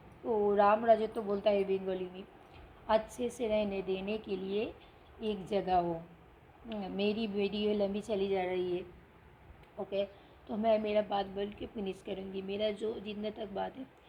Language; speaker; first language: Hindi; non-native, local second language; Bangla